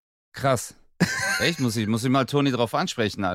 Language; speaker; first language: German; early bilingual, other home language; Turkish